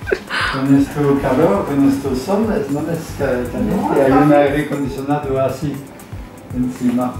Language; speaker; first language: Spanish; non-native, learner; German